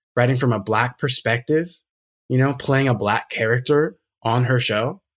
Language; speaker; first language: English; native; English